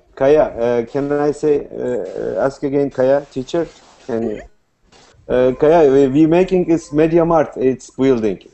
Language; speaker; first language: English; non-native, learner; Turkish